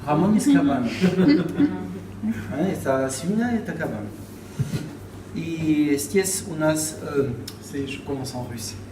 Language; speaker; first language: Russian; non-native, learner; French